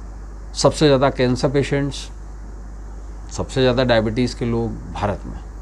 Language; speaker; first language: Hindi; native; Hindi